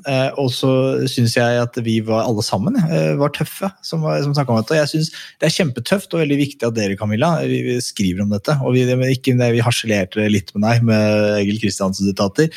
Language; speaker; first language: Norwegian; native; Norwegian